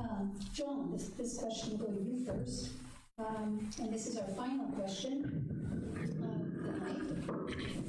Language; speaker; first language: English; native; English